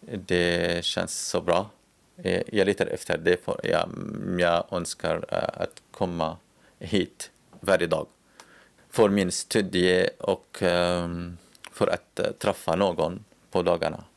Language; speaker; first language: Swedish; non-native, learner; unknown